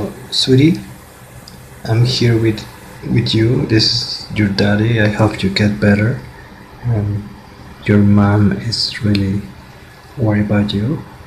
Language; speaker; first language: English; non-native, learner; Spanish